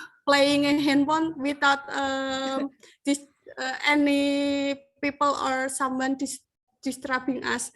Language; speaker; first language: English; non-native, learner; Indonesian